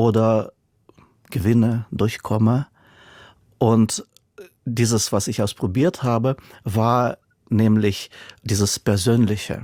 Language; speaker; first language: German; non-native, fluent; Russian